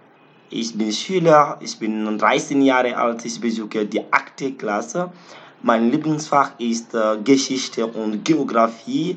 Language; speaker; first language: German; non-native, learner; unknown